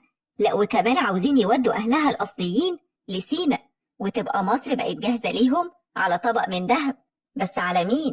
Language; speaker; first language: Arabic; native; Arabic